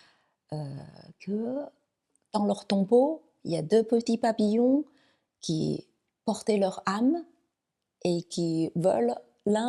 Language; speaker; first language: French; non-native, fluent; Chinese